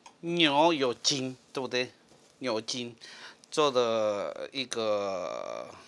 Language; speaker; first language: Chinese; non-native, learner; Spanish